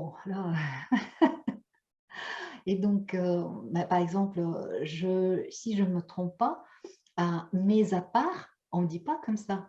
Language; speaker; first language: French; non-native, fluent; Russian